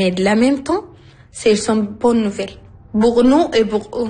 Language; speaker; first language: French; non-native, learner; Arabic